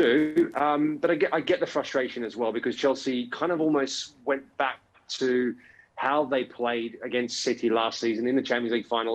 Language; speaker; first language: English; native; English